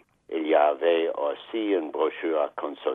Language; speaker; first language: French; non-native, fluent; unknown